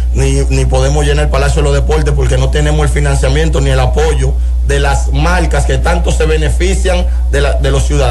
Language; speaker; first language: Spanish; native; Spanish